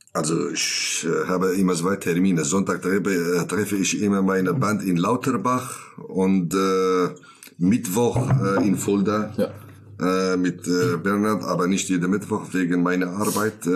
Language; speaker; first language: German; non-native, learner; Kurdish